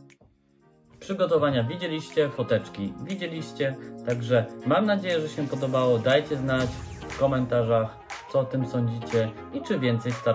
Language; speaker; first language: Polish; native; Polish